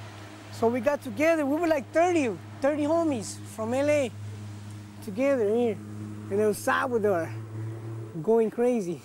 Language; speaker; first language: English; early bilingual, other home language; Spanish